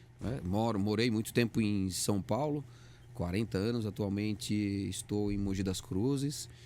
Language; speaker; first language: Portuguese; native; Portuguese